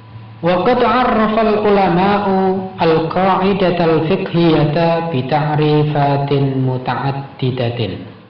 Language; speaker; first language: Arabic; non-native, fluent; Indonesian